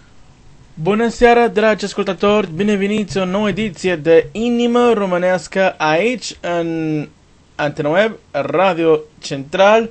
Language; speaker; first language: Romanian; non-native, learner; Portuguese